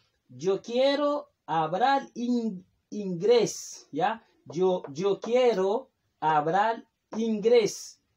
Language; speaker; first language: Spanish; non-native, fluent; Haitian Creole